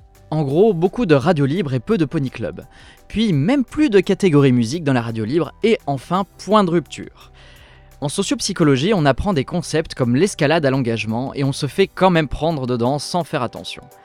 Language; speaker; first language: French; native; French